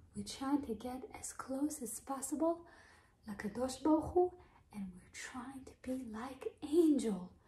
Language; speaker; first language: English; non-native, fluent; Hebrew